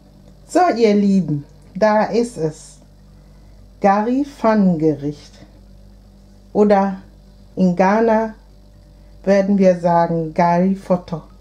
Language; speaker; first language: German; non-native, fluent; Akan